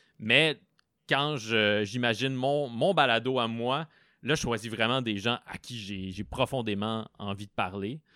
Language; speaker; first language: French; native; French